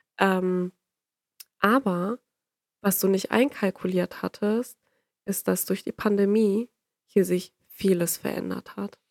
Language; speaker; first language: German; native; German